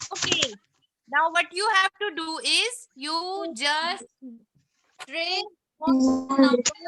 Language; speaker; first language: English; non-native, fluent; Urdu